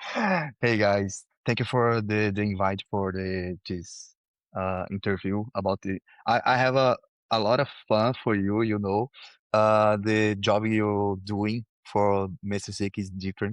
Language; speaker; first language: English; non-native, learner; Portuguese